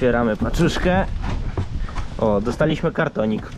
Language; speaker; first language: Polish; native; Polish